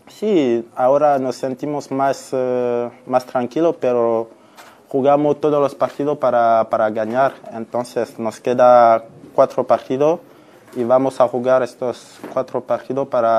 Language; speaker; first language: Spanish; non-native, fluent; French